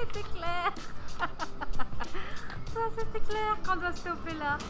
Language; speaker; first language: French; non-native, local second language; Swiss German